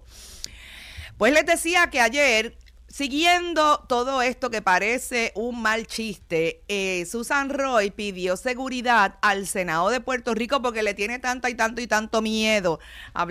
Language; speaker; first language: Spanish; native; Spanish